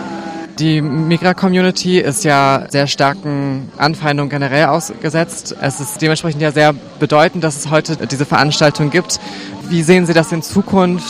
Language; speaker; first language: German; native; German